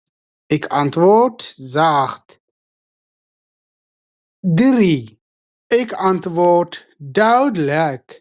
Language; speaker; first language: Dutch; non-native, fluent; Tigrinya